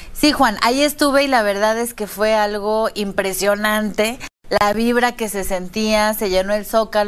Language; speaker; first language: Spanish; native; Spanish